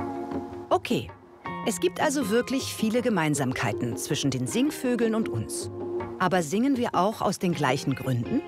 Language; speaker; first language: German; native; German